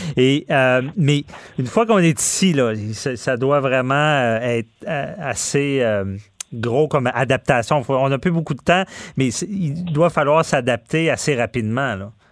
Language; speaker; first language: French; native; French